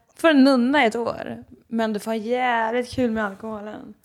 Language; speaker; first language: Swedish; native; Swedish